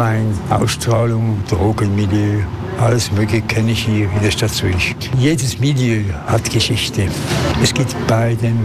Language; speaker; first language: German; native; German